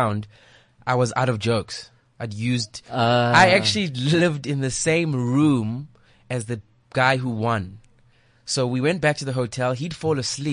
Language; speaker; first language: English; non-native, local second language; Xhosa